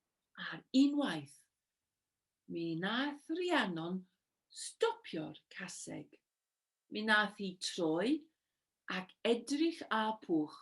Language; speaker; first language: Welsh; non-native, fluent; English